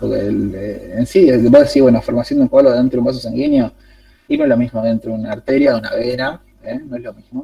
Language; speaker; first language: Spanish; native; Spanish